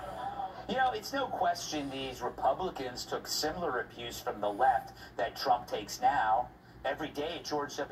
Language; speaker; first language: English; native; English